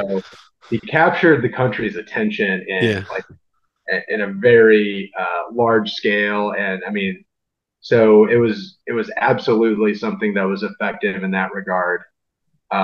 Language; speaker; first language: English; native; English